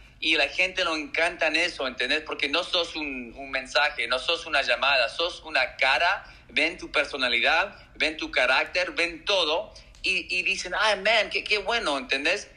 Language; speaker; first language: Spanish; early bilingual, heritage; Spanish